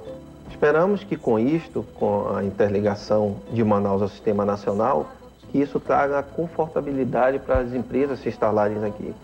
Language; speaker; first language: Portuguese; native; Portuguese